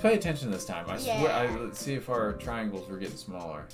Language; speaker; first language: English; native; English